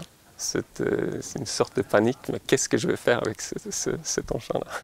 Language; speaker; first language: French; non-native, fluent; Swedish